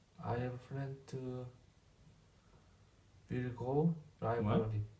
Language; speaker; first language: English; non-native, learner; Korean